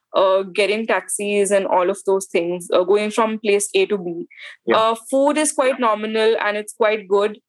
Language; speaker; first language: English; non-native, local second language; Hindi